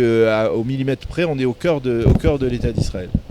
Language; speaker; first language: French; native; French